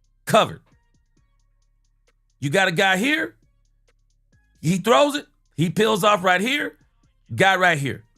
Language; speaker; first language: English; native; English